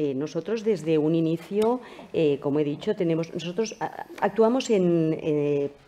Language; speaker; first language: Spanish; non-native, local second language; Catalan